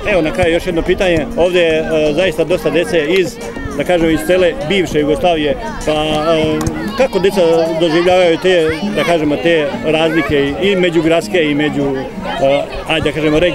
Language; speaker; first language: Serbian; native; Serbian